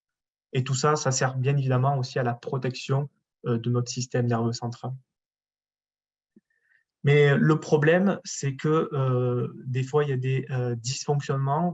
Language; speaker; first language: French; native; French